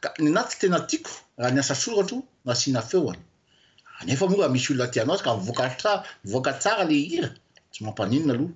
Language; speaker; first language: Malagasy; non-native, local second language; French